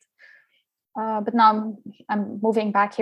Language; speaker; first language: English; non-native, local second language; Arabic